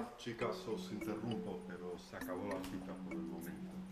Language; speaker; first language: Spanish; native; Spanish